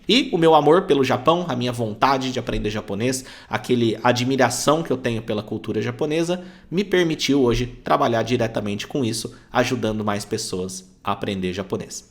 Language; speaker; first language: Portuguese; native; Portuguese